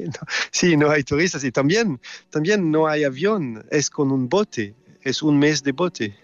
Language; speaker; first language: Spanish; non-native, fluent; French